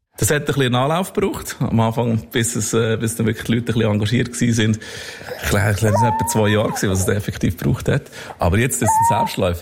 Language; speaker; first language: German; native; German